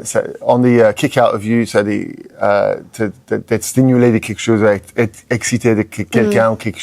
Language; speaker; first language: French; non-native, fluent; English